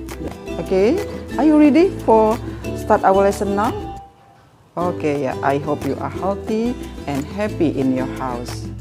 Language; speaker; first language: English; non-native, fluent; Indonesian